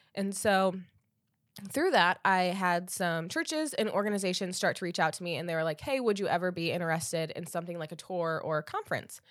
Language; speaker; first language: English; native; English